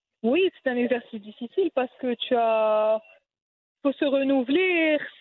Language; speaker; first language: French; non-native, local second language; Arabic